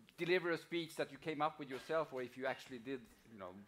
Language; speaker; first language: English; non-native, fluent; Swedish